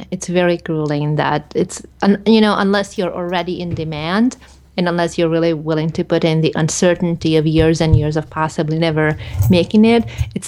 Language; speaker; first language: English; early bilingual, other home language; Hungarian